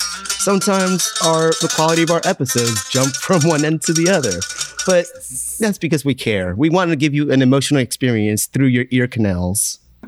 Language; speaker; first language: English; native; English